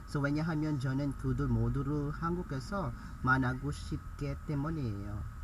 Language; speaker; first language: Korean; non-native, learner; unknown